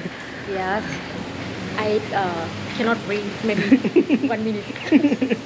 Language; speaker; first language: English; non-native, learner; Thai